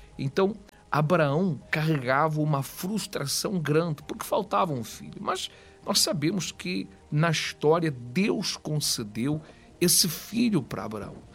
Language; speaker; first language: Portuguese; native; Portuguese